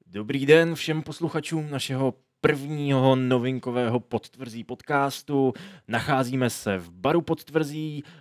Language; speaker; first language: Czech; native; Czech